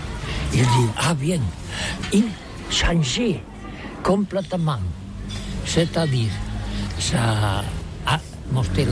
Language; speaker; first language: French; non-native, learner; Catalan